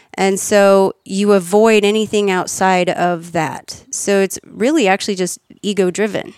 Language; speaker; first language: English; native; English